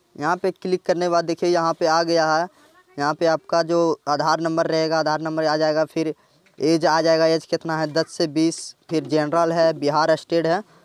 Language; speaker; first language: Hindi; native; Hindi